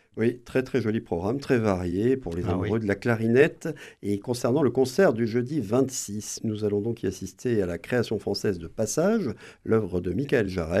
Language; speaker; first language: French; native; French